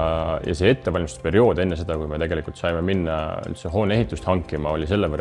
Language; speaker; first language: Estonian; native; Estonian